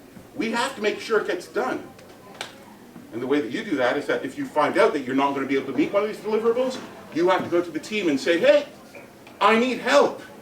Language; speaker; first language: English; native; English